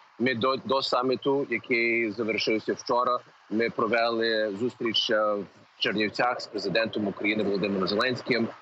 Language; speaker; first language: Ukrainian; early bilingual, heritage; Ukrainian